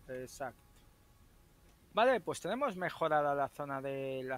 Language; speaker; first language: Spanish; native; Spanish